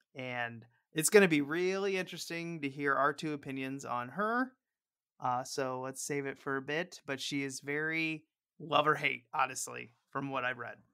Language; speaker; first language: English; native; English